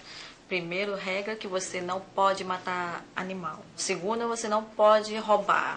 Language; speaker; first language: Portuguese; non-native, learner; Thai